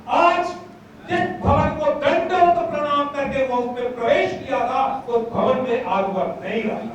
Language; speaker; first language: Hindi; native; Hindi